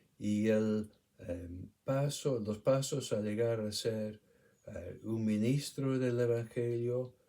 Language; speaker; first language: Spanish; non-native, fluent; English